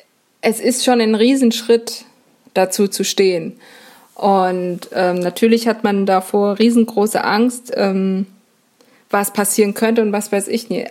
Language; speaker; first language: German; native; German